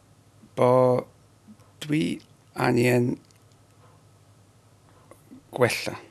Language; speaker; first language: Welsh; non-native, learner; English